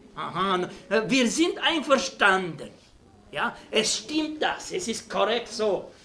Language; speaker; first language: German; non-native, fluent; Romanian